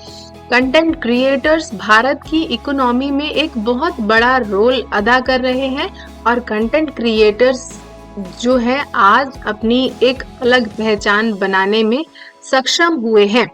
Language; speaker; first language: Hindi; native; Hindi